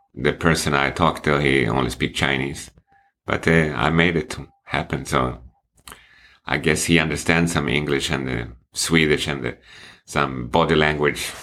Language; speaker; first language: English; non-native, fluent; Swedish